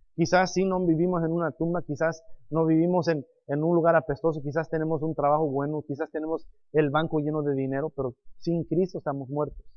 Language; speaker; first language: Spanish; non-native, fluent; English